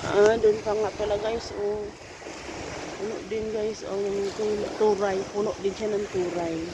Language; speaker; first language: Filipino; non-native, local second language; Masbatenyo